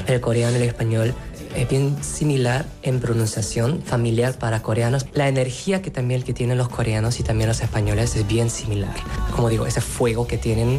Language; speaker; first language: Spanish; non-native, learner; Korean